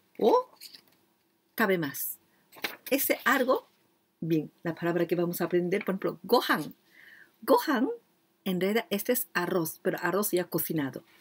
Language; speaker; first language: Spanish; non-native, learner; Japanese